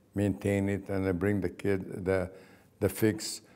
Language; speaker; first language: English; non-native, fluent; Arabic